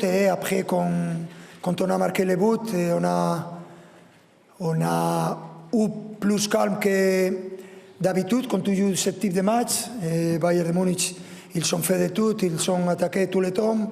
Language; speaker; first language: French; non-native, fluent; Spanish